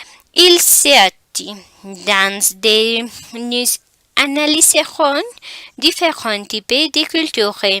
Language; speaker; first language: French; non-native, learner; Spanish